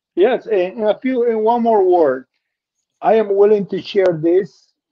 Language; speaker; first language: English; non-native, fluent; Spanish